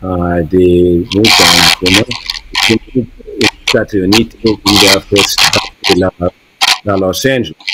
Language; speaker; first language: Romanian; early bilingual, heritage; English